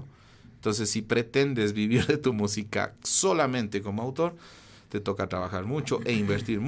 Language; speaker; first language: Spanish; native; Spanish